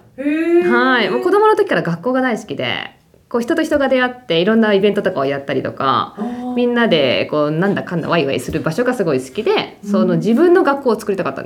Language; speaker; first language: Japanese; native; Japanese